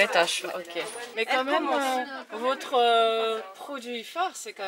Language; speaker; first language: French; non-native, fluent; Japanese